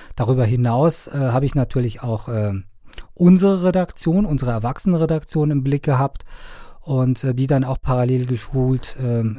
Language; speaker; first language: German; non-native, fluent; Persian